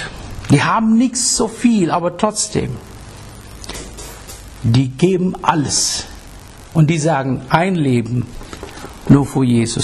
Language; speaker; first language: German; non-native, learner; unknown